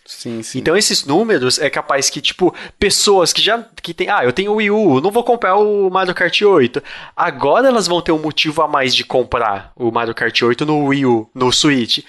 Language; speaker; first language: Portuguese; native; Portuguese